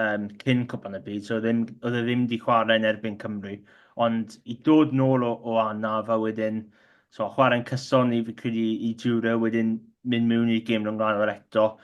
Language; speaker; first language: Welsh; non-native, local second language; English